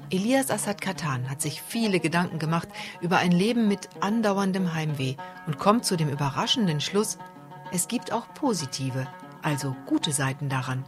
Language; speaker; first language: German; native; German